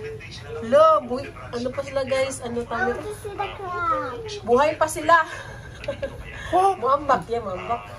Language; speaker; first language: Filipino; non-native, local second language; Hiligaynon